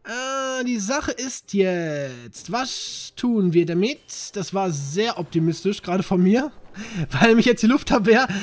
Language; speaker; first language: German; native; German